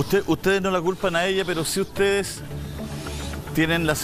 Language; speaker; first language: Spanish; native; Spanish